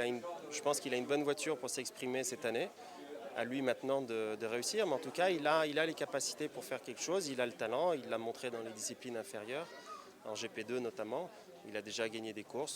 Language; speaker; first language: French; native; French